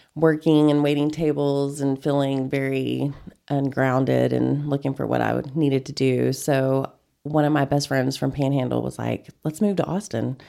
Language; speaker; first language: English; native; English